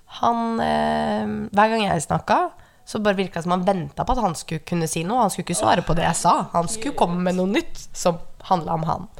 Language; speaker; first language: Norwegian; native; Norwegian